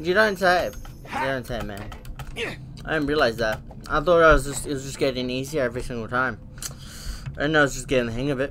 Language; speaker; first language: English; native; English